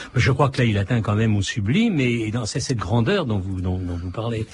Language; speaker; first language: French; early bilingual, other home language; Italian